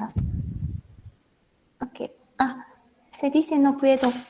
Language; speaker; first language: Spanish; non-native, fluent; Japanese